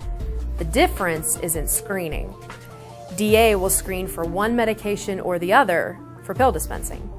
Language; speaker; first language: English; native; English